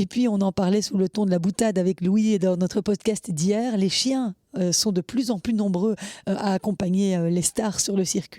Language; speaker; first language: French; native; French